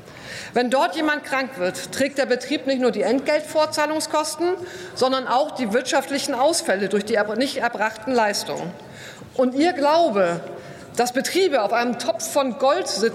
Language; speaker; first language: German; native; German